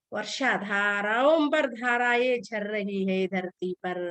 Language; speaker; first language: Hindi; non-native, local second language; Telugu